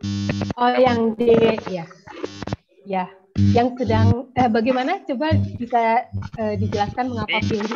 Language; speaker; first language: Indonesian; native; Indonesian